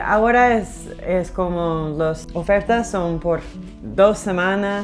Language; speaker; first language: Spanish; non-native, learner; English